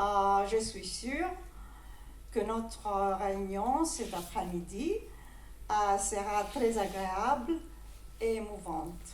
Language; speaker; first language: French; non-native, fluent; Greek